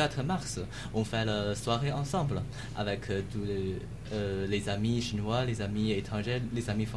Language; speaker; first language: French; non-native, learner; Chinese